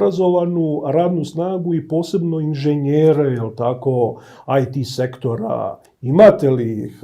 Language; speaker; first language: Bosnian; native; Bosnian